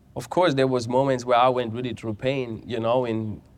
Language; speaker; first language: English; non-native, fluent; German